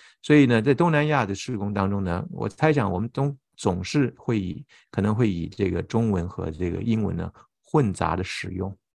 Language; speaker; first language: Chinese; native; Chinese